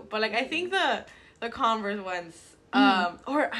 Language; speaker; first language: English; early bilingual, other home language; Spanish